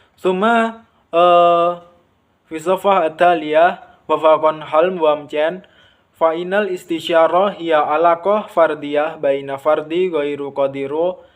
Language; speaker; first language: Arabic; non-native, learner; Indonesian